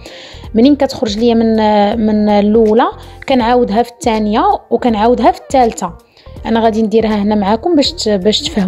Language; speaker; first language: Arabic; native; Arabic